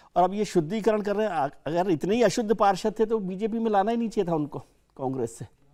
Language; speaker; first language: Hindi; native; Hindi